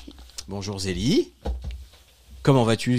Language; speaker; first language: French; native; French